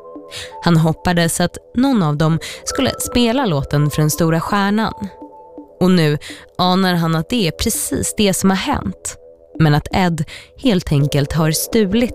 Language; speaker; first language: Swedish; native; Swedish